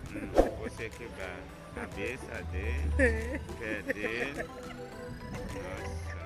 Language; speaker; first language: Portuguese; non-native, learner; Haitian Creole